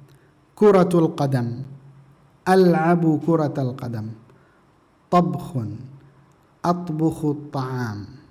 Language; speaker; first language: Arabic; non-native, learner; Indonesian